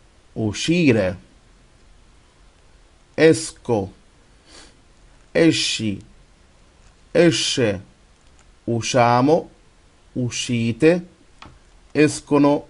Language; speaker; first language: Italian; non-native, fluent; Arabic